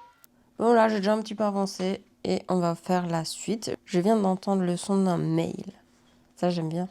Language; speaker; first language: French; native; French